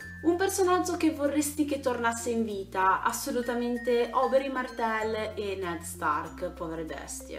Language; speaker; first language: Italian; native; Italian